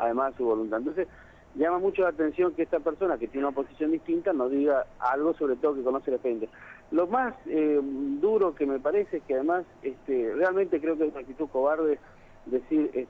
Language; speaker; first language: Spanish; native; Spanish